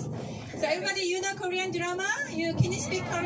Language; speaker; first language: English; non-native, learner; Korean